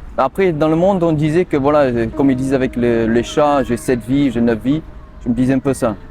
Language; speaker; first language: French; early bilingual, other home language; English